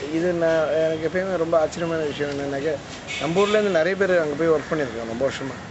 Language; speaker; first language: Tamil; non-native, local second language; Malayalam